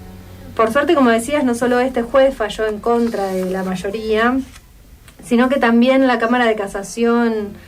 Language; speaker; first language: Spanish; native; Spanish